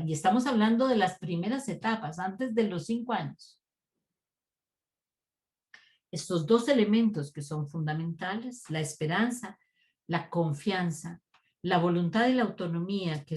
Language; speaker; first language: Spanish; native; Spanish